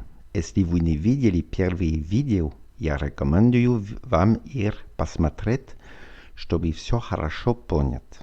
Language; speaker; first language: Russian; non-native, fluent; French